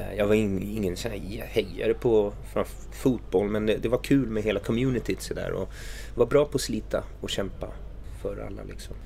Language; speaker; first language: Swedish; early bilingual, other home language; English